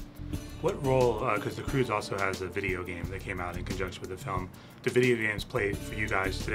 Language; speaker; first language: English; native; English